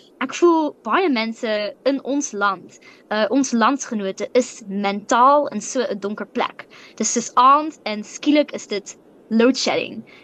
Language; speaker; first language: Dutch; native; Dutch